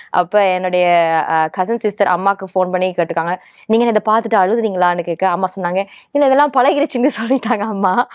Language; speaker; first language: Tamil; early bilingual, heritage; Tamil